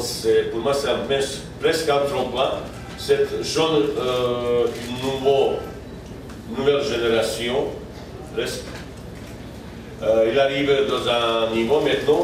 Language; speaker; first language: French; non-native, fluent; Bosnian